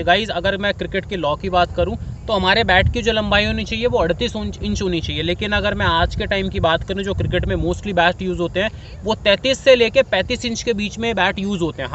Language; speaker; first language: Hindi; native; Hindi